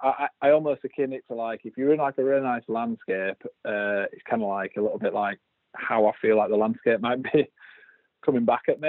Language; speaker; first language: English; native; English